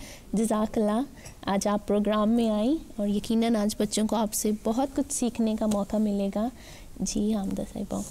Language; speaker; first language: Urdu; native; Urdu